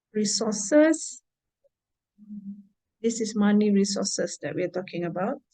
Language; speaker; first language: English; non-native, local second language; Malay